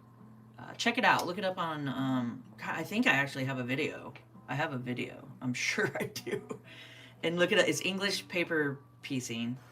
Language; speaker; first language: English; native; English